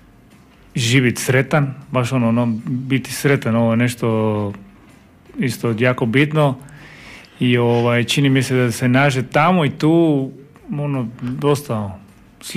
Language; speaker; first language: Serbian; non-native, learner; Spanish